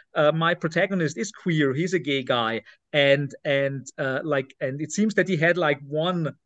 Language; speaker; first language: English; non-native, fluent; German